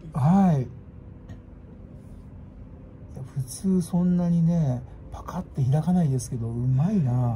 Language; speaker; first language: Japanese; native; Japanese